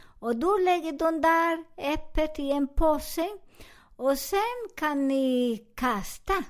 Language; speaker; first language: Swedish; non-native, learner; Spanish